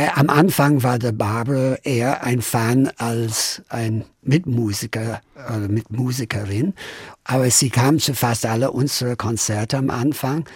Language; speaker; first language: German; non-native, fluent; English